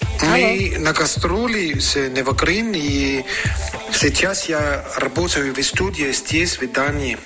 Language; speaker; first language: Russian; non-native, fluent; Danish